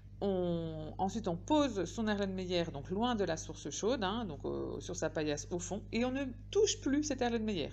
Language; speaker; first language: French; native; French